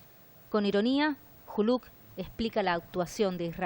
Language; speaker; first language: Spanish; native; Spanish